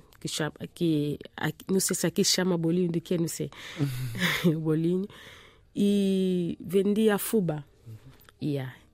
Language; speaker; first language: Portuguese; non-native, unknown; Lingala